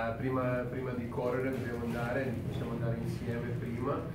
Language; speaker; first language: Italian; non-native, fluent; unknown